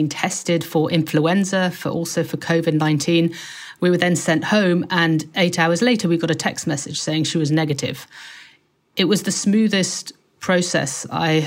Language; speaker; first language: English; native; English